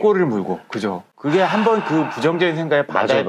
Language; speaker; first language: Korean; native; Korean